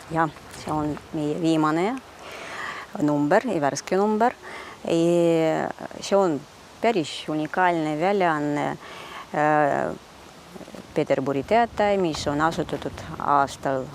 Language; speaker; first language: Estonian; early bilingual, heritage; Russian